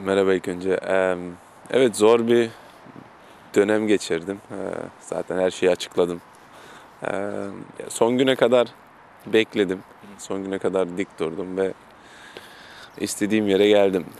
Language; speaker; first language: Turkish; early bilingual, heritage; German